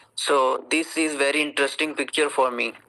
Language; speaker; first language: English; non-native, learner; Urdu